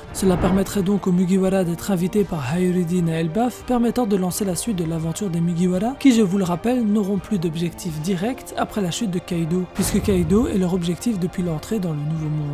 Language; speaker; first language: French; native; French